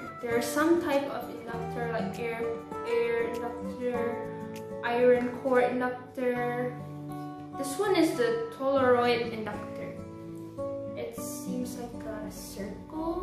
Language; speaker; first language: English; non-native, learner; Indonesian